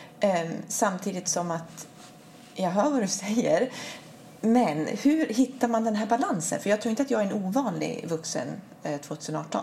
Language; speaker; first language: Swedish; native; Swedish